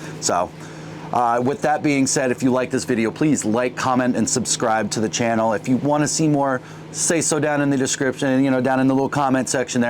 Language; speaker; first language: English; native; English